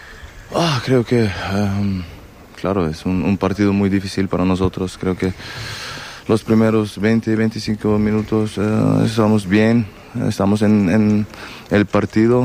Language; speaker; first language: Spanish; non-native, learner; German